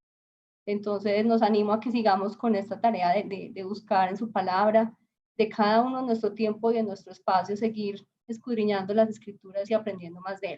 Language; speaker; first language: Spanish; native; Spanish